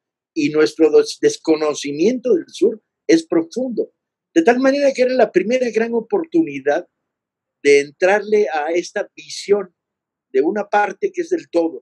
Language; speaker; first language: Spanish; native; Spanish